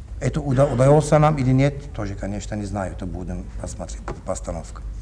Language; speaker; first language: Russian; non-native, learner; Turkish